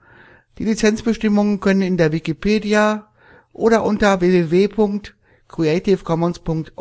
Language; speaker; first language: German; native; German